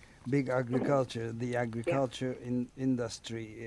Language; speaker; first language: English; non-native, fluent; Turkish